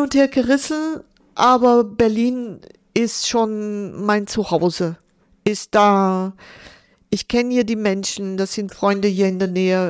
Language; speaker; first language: German; non-native, fluent; Portuguese